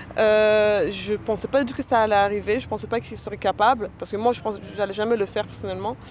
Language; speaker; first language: French; non-native, fluent; Persian